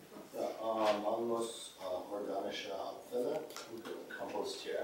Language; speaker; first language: German; non-native, learner; English